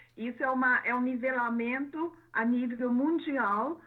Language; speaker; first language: Portuguese; non-native, fluent; German